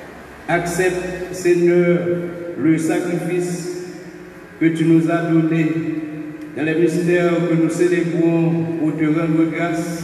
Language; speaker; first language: French; non-native, local second language; Haitian Creole